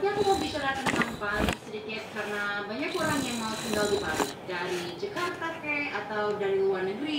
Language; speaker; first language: Indonesian; non-native, fluent; English